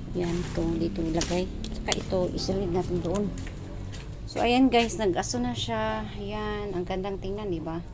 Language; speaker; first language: Filipino; non-native, local second language; Cebuano